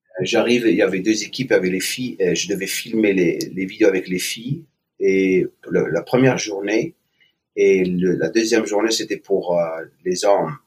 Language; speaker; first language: French; non-native, local second language; Arabic